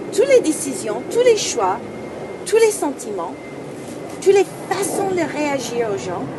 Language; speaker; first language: French; non-native, fluent; English